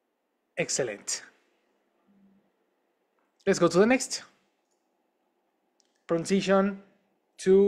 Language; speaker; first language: English; non-native, fluent; Spanish